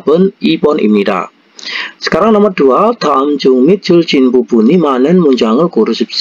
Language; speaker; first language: Korean; non-native, fluent; Indonesian